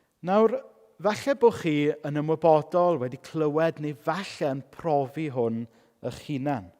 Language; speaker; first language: Welsh; native; Welsh